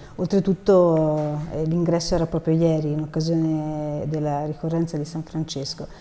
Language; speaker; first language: Italian; native; Italian